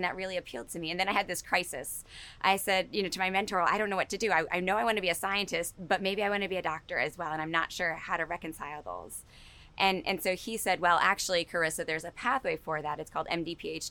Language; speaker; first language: English; native; English